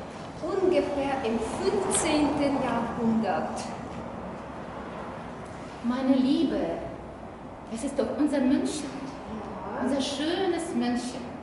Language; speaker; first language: German; non-native, learner; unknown